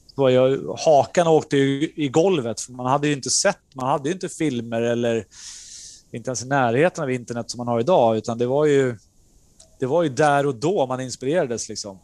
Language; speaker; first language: Swedish; early bilingual, other home language; Spanish